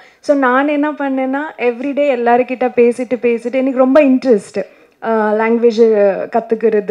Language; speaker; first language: Tamil; non-native, learner; Kannada